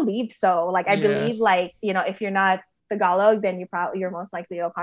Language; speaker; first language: English; native; English